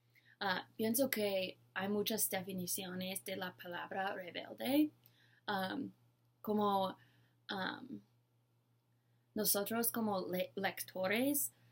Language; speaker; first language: Spanish; non-native, learner; English